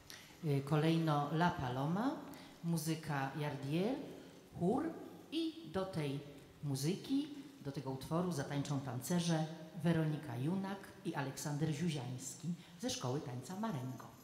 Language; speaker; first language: Polish; native; Polish